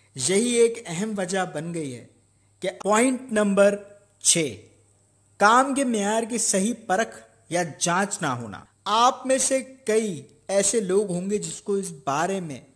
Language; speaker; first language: Urdu; native; Urdu